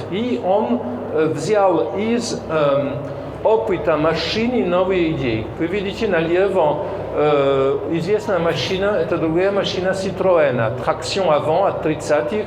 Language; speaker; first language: Russian; non-native, fluent; French